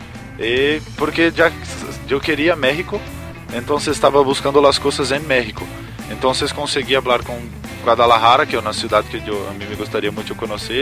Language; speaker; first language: Spanish; non-native, learner; Portuguese